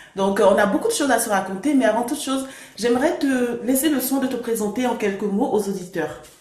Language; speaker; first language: French; native; French